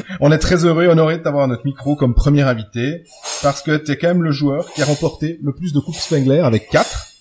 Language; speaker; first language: French; native; French